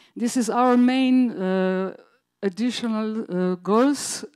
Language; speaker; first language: English; non-native, learner; Slovenian